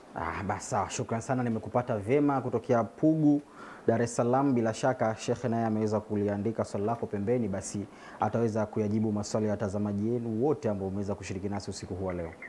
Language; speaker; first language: Swahili; native; Swahili